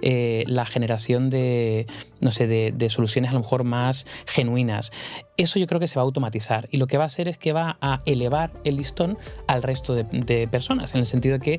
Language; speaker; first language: Spanish; native; Spanish